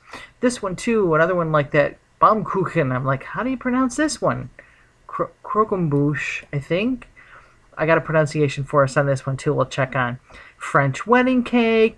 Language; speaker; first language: English; native; English